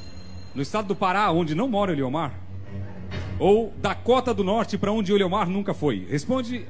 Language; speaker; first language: Portuguese; native; Portuguese